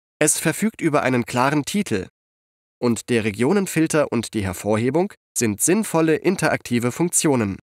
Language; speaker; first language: German; native; German